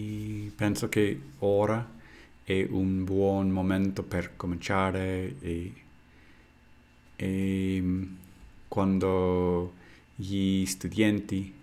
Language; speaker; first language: Italian; non-native, learner; English